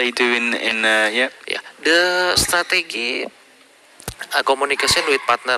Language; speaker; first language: English; non-native, learner; Indonesian